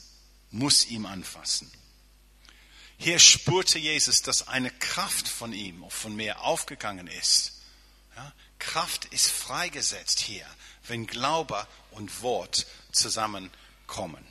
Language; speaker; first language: German; non-native, fluent; English